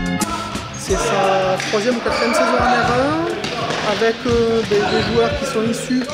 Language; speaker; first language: French; native; French